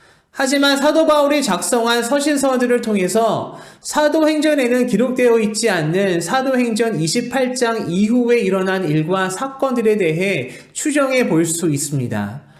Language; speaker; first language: Korean; native; Korean